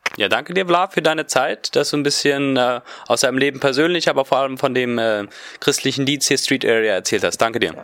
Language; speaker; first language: German; native; German